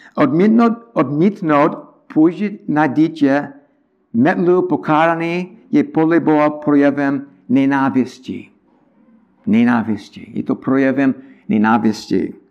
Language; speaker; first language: Czech; non-native, learner; English